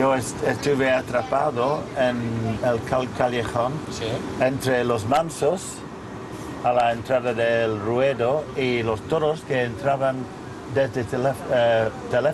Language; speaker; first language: Spanish; non-native, learner; English